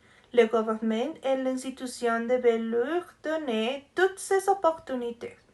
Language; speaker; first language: French; non-native, learner; Spanish